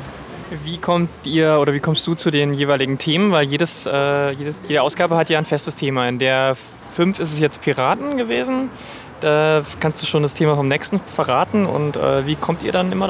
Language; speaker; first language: German; native; German